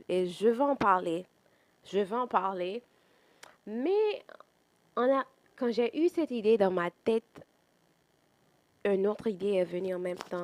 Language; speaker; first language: French; non-native, fluent; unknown